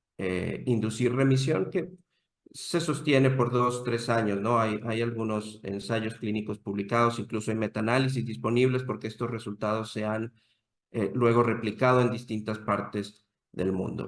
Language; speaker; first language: Spanish; native; Spanish